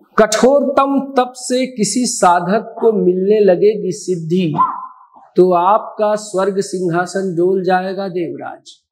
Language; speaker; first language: Hindi; non-native, local second language; Maithili